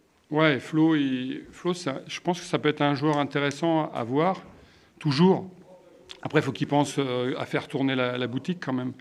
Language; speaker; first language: French; native; French